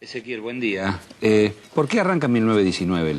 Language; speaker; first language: Spanish; native; Spanish